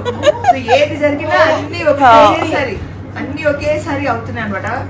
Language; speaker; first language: Telugu; non-native, local second language; Urdu